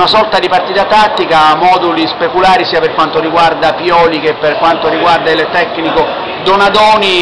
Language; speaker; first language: Italian; native; Italian